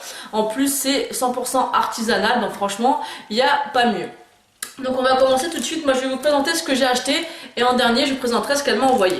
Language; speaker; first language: French; native; French